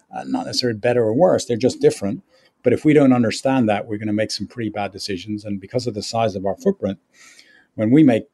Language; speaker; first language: English; native; English